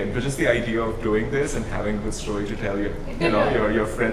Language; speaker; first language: English; non-native, local second language; Hindi